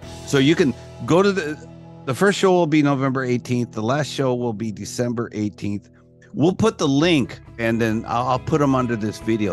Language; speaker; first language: English; native; English